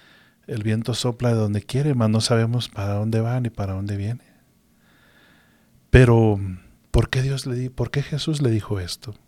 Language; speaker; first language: Spanish; native; Spanish